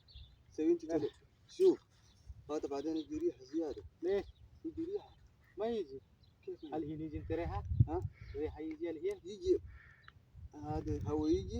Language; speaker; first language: Arabic; non-native, learner; Telugu